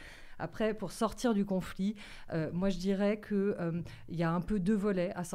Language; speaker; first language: French; native; French